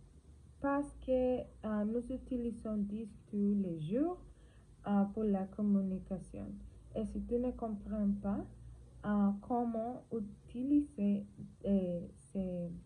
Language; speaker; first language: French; non-native, learner; Spanish